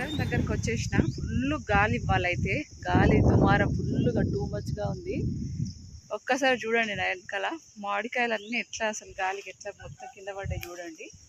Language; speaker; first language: Telugu; native; Telugu